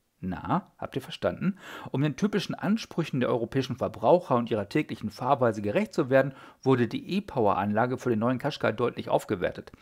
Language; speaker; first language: German; native; German